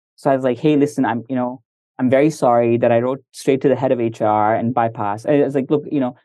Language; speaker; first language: English; early bilingual, other home language; Hindi